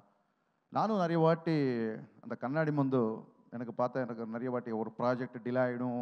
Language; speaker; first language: Tamil; non-native, learner; Telugu